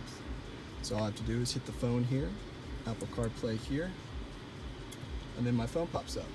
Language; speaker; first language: English; native; English